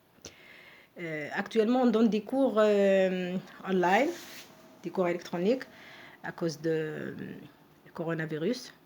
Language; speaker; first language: French; non-native, fluent; Arabic